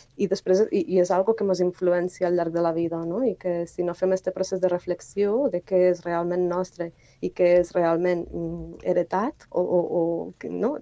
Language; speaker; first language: Catalan; native; Catalan